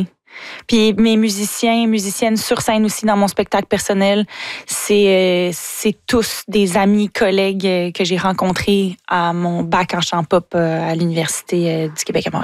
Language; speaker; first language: French; native; French